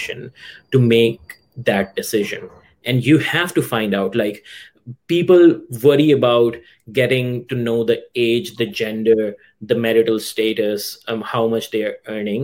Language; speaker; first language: English; non-native, local second language; Urdu